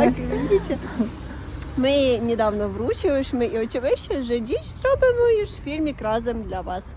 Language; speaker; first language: Polish; non-native, fluent; Russian